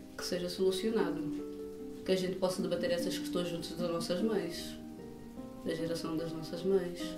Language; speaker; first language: Portuguese; non-native, local second language; Kabuverdianu